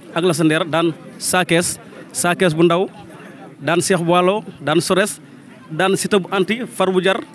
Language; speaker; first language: Wolof; native; Wolof